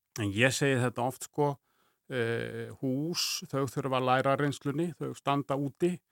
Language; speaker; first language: Icelandic; native; Icelandic